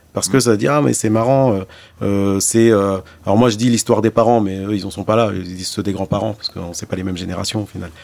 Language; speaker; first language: French; non-native, local second language; Arabic